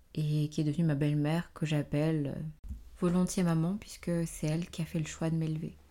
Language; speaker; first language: French; native; French